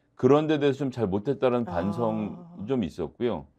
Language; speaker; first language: Korean; native; Korean